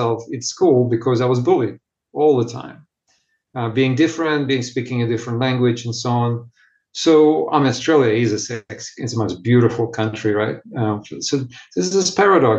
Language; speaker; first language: English; non-native, fluent; Ukrainian